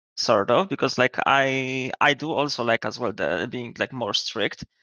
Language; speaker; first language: English; non-native, learner; Polish